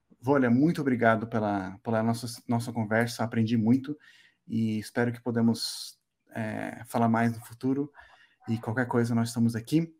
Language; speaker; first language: Portuguese; native; Portuguese